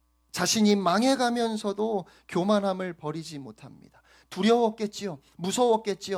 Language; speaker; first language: Korean; native; Korean